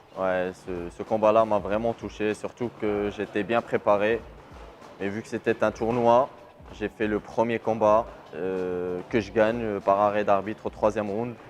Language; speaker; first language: French; non-native, local second language; Arabic